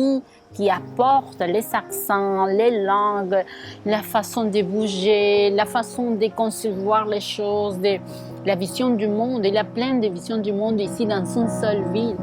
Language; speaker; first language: French; non-native, fluent; Spanish